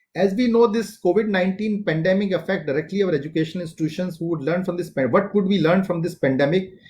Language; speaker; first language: English; non-native, local second language; Hindi